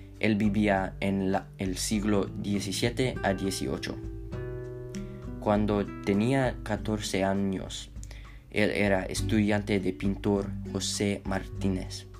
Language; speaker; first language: Spanish; non-native, learner; English